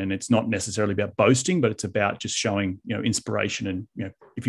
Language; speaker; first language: English; native; English